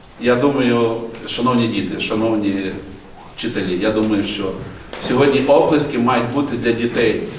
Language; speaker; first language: Ukrainian; native; Ukrainian